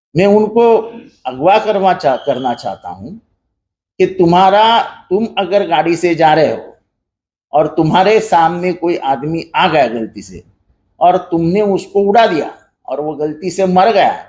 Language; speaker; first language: Hindi; non-native, local second language; Marathi